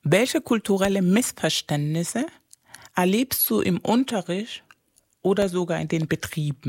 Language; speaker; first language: German; non-native, fluent; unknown